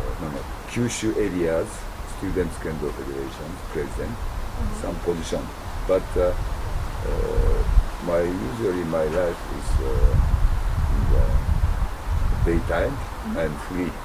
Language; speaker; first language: English; non-native, learner; Japanese